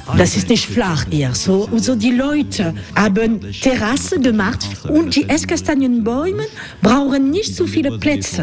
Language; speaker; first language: German; non-native, fluent; French